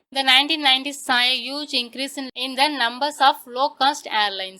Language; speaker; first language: English; non-native, local second language; Tamil